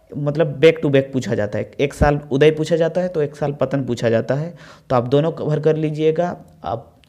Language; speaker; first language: Hindi; native; Hindi